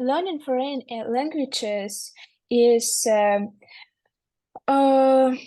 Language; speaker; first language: English; non-native, learner; Russian